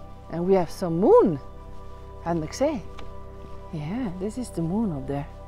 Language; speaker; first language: English; non-native, fluent; German